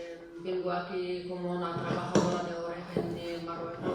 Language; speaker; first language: Spanish; non-native, fluent; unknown